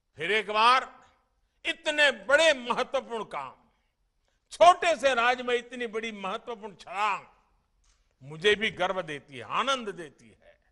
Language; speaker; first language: Hindi; non-native, local second language; Gujarati